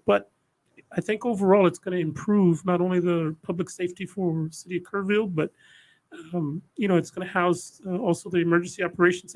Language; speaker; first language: English; native; English